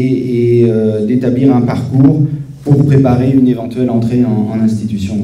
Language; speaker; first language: French; native; French